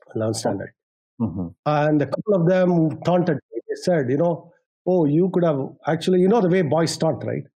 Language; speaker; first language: English; non-native, local second language; Tamil